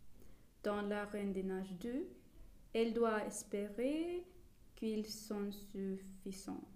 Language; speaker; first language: French; non-native, learner; Swedish